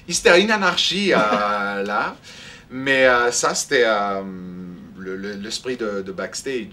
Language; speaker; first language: French; non-native, fluent; Greek